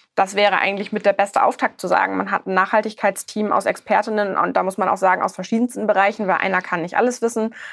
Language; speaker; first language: German; native; German